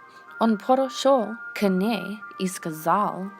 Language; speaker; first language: Russian; non-native, learner; English